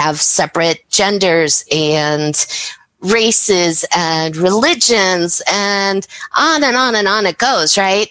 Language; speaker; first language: English; native; English